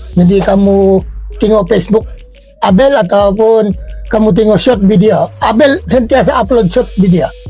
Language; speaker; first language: Malay; non-native, fluent; Filipino